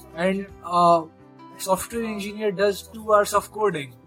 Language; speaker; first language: English; non-native, local second language; Hindi